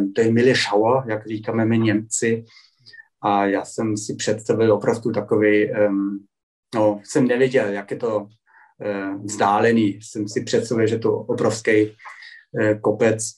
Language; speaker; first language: Czech; non-native, fluent; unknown